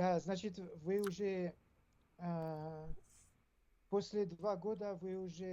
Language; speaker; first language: Russian; non-native, learner; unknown